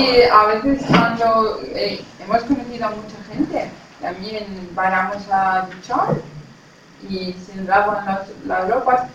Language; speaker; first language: Spanish; non-native, learner; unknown